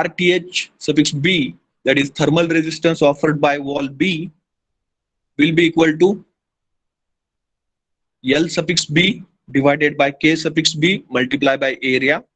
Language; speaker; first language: English; non-native, local second language; Hindi